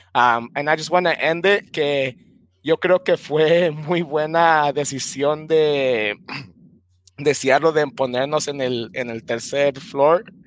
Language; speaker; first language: Spanish; early bilingual, heritage; Spanish